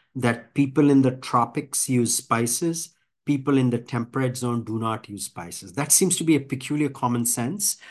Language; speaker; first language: English; non-native, local second language; Bangla